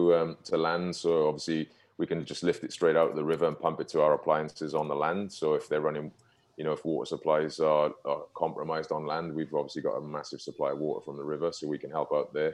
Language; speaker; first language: English; native; English